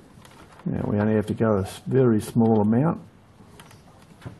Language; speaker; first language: English; native; English